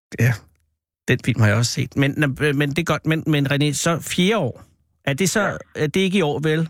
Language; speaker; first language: Danish; native; Danish